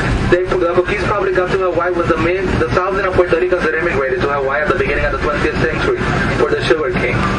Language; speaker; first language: English; non-native, local second language; Spanish